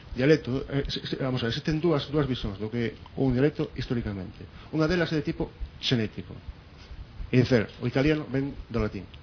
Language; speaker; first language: Galician; non-native, local second language; Spanish